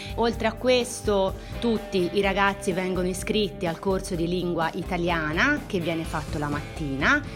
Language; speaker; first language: Italian; native; Italian